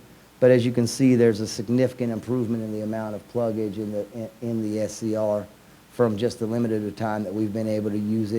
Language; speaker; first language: English; native; English